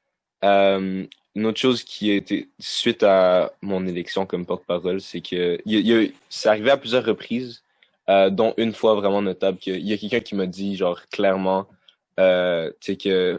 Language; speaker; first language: French; native; French